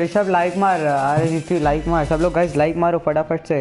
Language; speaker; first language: English; non-native, local second language; Hindi